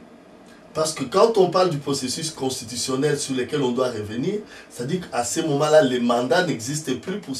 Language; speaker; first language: French; non-native, local second language; Lingala